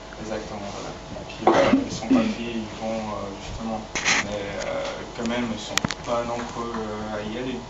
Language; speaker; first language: French; non-native, fluent; Portuguese